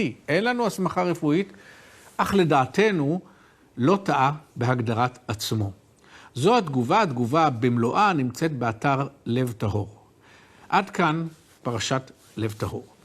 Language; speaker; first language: Hebrew; native; Hebrew